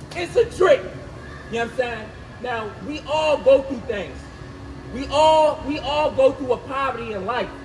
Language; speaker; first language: English; native; English